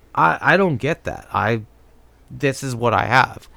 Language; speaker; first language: English; native; English